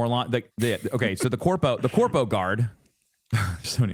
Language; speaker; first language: English; native; English